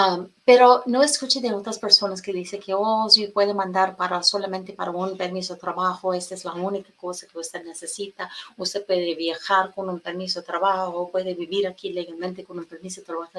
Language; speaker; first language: Spanish; non-native, fluent; English